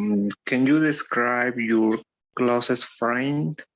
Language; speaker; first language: English; non-native, learner; Spanish